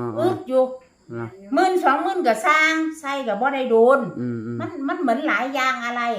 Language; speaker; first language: Thai; non-native, fluent; Vietnamese